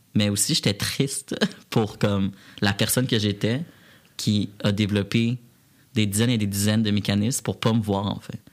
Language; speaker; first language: French; native; French